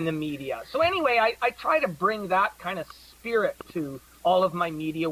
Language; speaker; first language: English; native; English